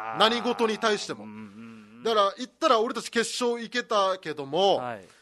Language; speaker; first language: Japanese; native; Japanese